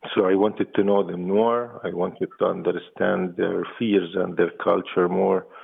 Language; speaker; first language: English; non-native, fluent; Arabic